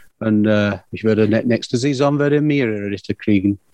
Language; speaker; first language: German; non-native, fluent; English